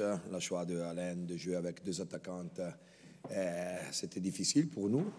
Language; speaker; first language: French; non-native, local second language; Italian